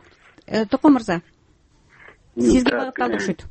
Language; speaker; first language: Kyrgyz; native; Kyrgyz